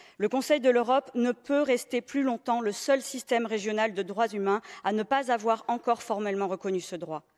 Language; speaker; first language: French; native; French